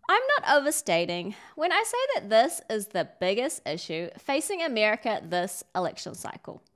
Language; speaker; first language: English; native; English